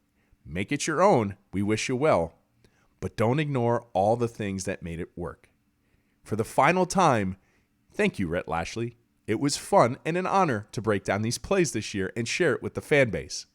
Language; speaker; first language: English; native; English